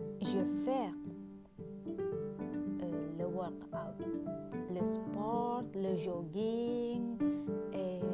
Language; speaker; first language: French; non-native, learner; Indonesian